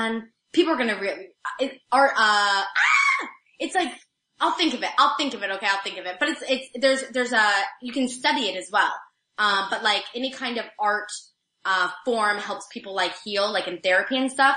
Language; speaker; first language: English; native; English